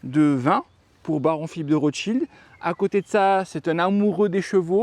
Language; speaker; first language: French; native; French